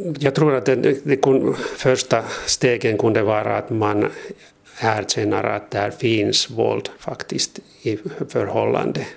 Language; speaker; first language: Swedish; non-native, learner; Finnish